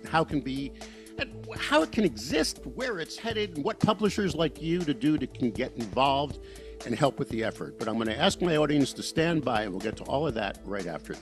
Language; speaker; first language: English; native; English